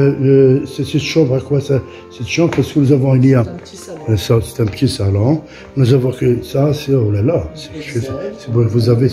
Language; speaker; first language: French; non-native, local second language; Arabic